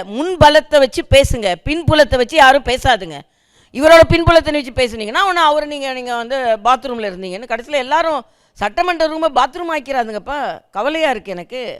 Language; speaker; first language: Tamil; native; Tamil